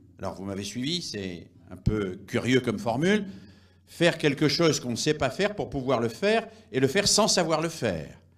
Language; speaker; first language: French; native; French